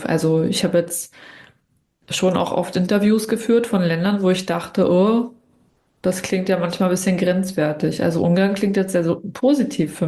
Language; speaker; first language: German; native; German